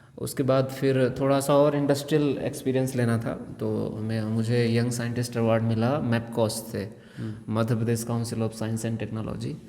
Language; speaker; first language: Hindi; native; Hindi